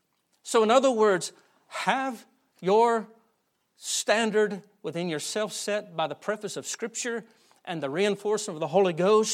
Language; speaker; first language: English; native; English